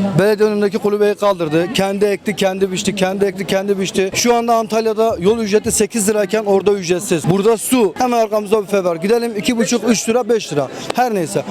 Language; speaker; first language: Turkish; non-native, local second language; Kurdish